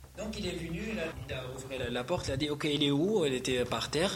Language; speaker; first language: French; non-native, fluent; Arabic